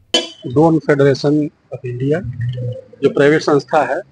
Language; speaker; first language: Hindi; native; Hindi